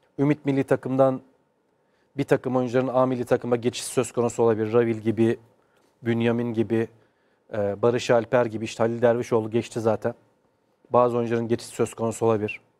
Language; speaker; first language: Turkish; native; Turkish